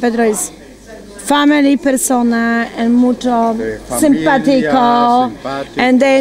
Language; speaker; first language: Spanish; non-native, learner; Polish